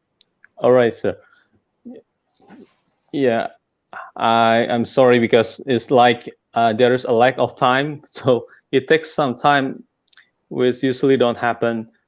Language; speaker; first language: English; non-native, fluent; Indonesian